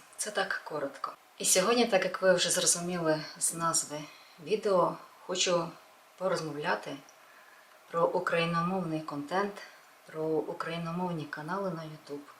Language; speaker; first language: Ukrainian; non-native, local second language; Russian